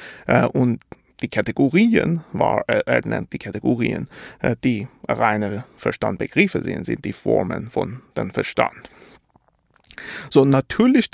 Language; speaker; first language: German; non-native, fluent; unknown